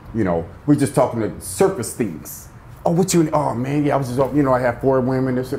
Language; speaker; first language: English; native; English